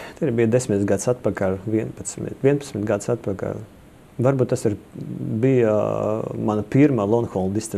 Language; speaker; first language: Latvian; non-native, local second language; Russian